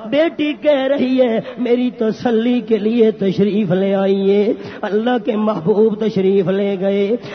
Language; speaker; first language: Urdu; non-native, local second language; Pashto